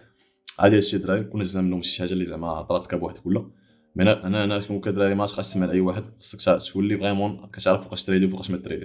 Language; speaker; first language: Arabic; native; Arabic